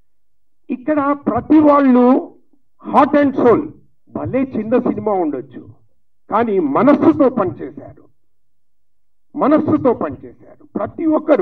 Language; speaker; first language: Telugu; native; Telugu